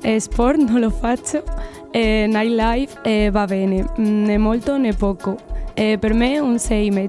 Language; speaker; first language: Italian; non-native, learner; Spanish